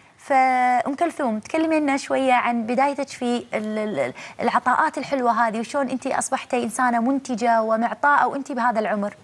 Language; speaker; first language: Arabic; native; Arabic